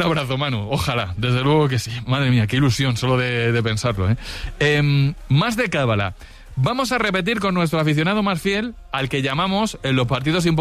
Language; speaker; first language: Spanish; native; Spanish